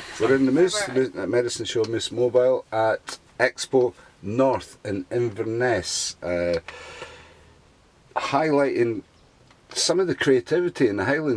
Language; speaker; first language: English; native; English